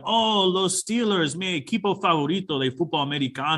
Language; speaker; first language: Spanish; non-native, fluent; English